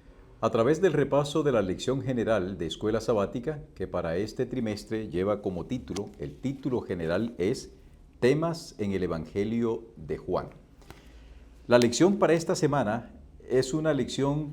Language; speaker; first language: Spanish; native; Spanish